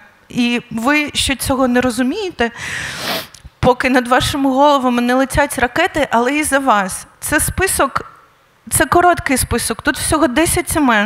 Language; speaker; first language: Ukrainian; native; Ukrainian